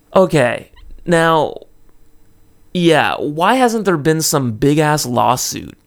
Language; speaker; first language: English; native; English